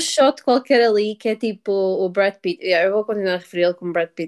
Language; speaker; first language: Portuguese; early bilingual, heritage; Portuguese